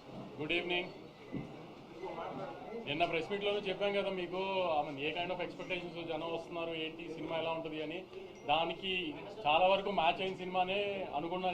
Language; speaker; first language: Telugu; native; Telugu